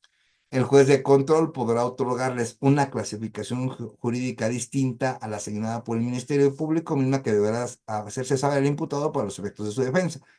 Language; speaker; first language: Spanish; native; Spanish